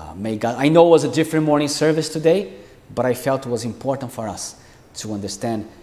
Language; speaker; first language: English; non-native, fluent; Portuguese